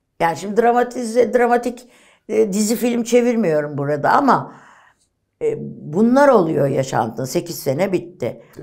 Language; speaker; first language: Turkish; native; Turkish